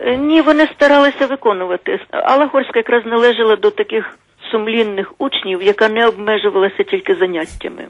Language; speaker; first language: Ukrainian; native; Ukrainian